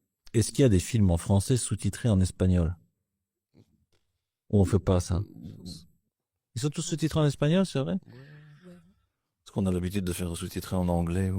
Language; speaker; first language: French; native; French